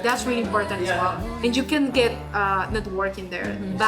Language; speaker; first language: English; non-native, fluent; Spanish